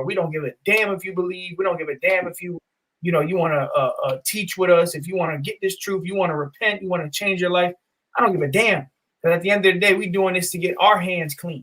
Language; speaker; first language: English; native; English